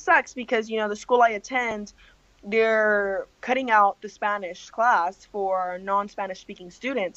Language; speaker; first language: English; early bilingual, other home language; Spanish